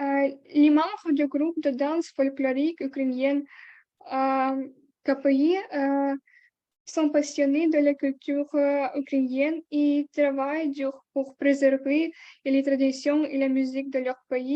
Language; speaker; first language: French; non-native, learner; Ukrainian